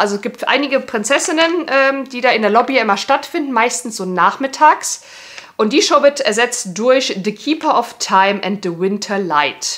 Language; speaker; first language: German; native; German